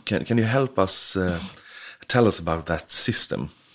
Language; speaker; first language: English; non-native, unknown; Swedish